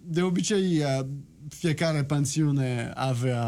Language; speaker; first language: Romanian; non-native, learner; French